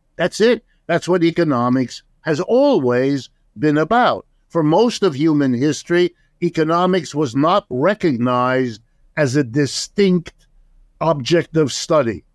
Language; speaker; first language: English; early bilingual, other home language; German